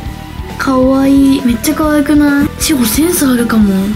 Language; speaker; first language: Japanese; native; Japanese